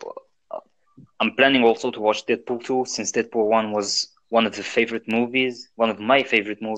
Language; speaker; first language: English; non-native, fluent; Arabic